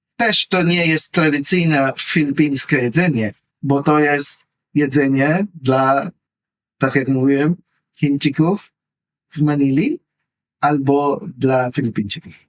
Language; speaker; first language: Polish; non-native, learner; Filipino